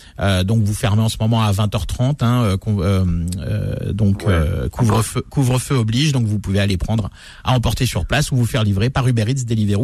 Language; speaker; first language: French; native; French